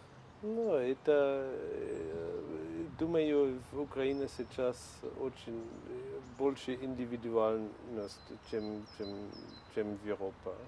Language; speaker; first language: Russian; non-native, learner; Polish